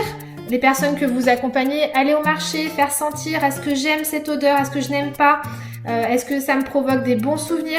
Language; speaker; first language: French; native; French